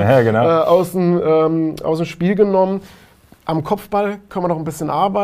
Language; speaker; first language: German; native; German